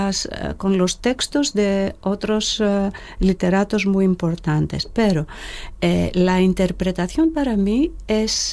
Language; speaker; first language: Spanish; non-native, fluent; Greek